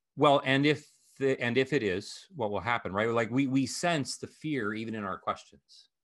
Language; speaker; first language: English; native; English